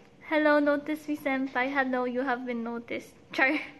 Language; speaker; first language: English; non-native, local second language; Filipino